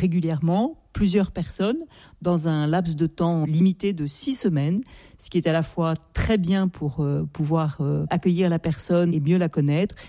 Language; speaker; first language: French; native; French